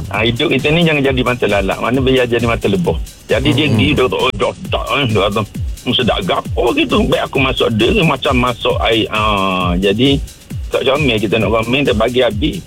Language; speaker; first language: Malay; native; Malay